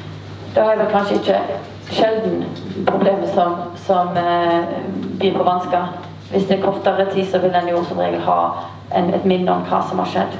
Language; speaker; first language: Norwegian; native; Norwegian